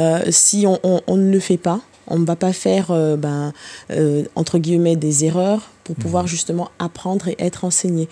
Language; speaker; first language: French; native; French